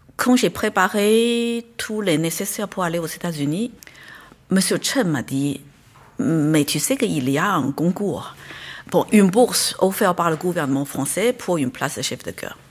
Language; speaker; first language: French; non-native, fluent; Chinese